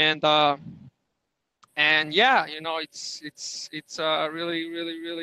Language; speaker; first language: English; non-native, fluent; Serbian